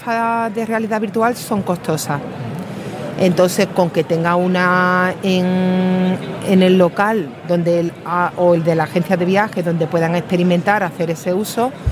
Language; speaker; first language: Spanish; native; Spanish